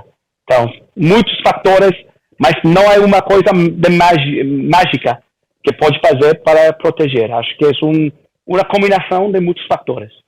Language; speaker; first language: Portuguese; early bilingual, heritage; Portuguese